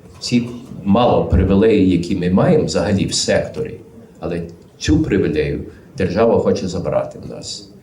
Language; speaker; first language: Ukrainian; early bilingual, heritage; Ukrainian